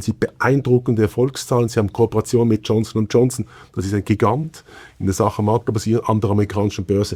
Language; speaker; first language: German; native; German